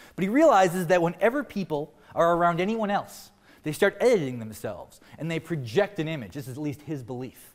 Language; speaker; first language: English; native; English